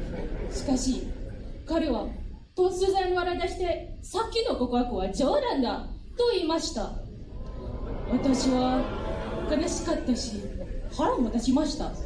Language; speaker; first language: Japanese; non-native, fluent; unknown